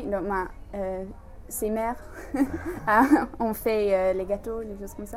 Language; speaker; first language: French; non-native, learner; English